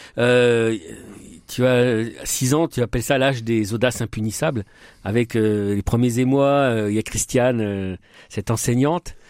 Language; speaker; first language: French; native; French